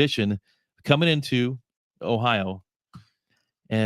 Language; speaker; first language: English; native; English